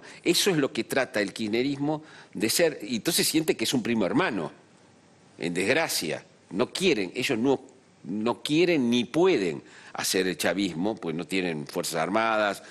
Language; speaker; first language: Spanish; native; Spanish